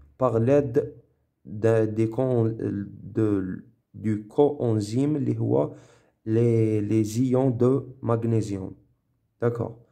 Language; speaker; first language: French; non-native, local second language; Arabic